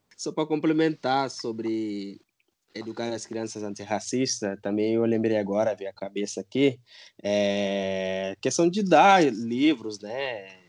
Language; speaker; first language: Portuguese; non-native, local second language; Upper Guinea Crioulo